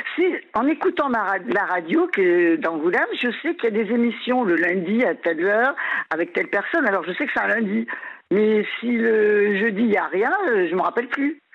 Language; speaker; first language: French; native; French